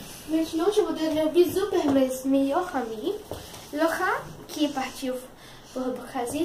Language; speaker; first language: French; early bilingual, other home language; Portuguese